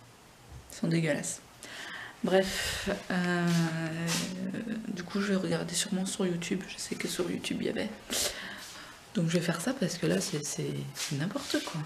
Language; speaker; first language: French; native; French